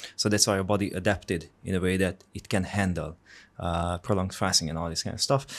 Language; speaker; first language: English; non-native, fluent; Hungarian